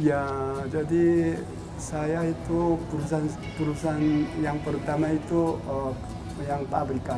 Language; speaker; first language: Indonesian; non-native, learner; Korean